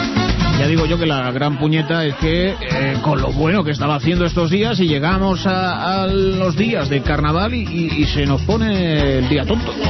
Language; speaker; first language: Spanish; native; Spanish